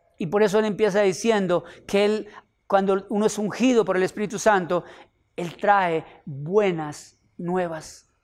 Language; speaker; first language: Spanish; native; Spanish